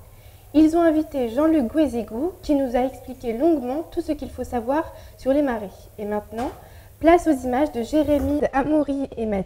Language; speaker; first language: French; native; French